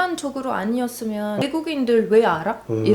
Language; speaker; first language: Korean; non-native, learner; Arabic